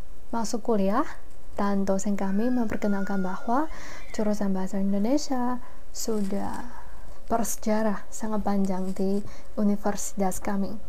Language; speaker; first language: Indonesian; non-native, fluent; Chinese